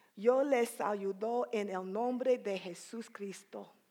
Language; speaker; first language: Spanish; non-native, learner; English